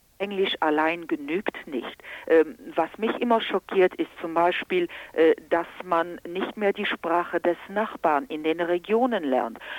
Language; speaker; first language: German; non-native, local second language; Luxembourgish